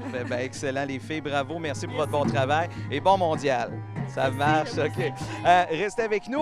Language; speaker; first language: French; native; French